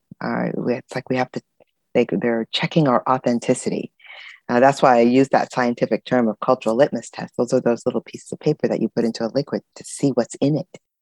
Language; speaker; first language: English; early bilingual, other home language; Spanish